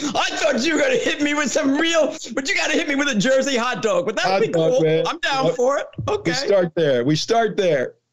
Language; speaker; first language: English; native; English